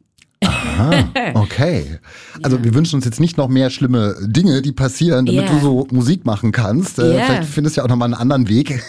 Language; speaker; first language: German; native; German